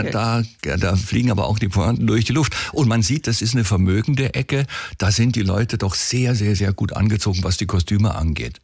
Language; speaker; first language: German; native; German